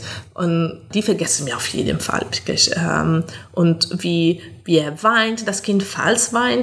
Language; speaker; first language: German; non-native, fluent; Italian